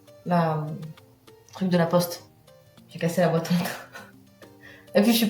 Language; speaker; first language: French; native; French